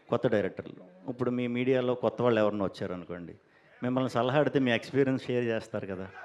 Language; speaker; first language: Telugu; native; Telugu